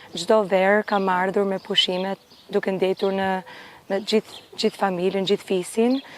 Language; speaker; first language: Albanian; early bilingual, heritage; Albanian